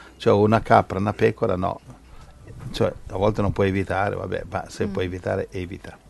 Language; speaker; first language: Italian; native; Italian